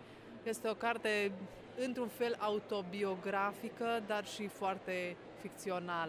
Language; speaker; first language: Romanian; non-native, local second language; Hungarian